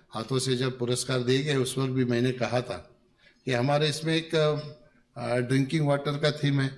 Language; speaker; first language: Hindi; non-native, local second language; Marathi